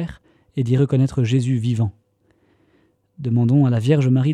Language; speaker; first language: French; native; French